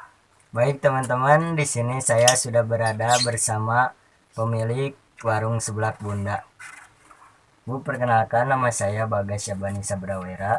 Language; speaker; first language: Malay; non-native, local second language; Sundanese